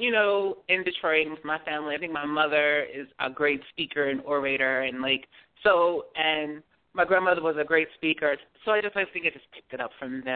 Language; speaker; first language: English; native; English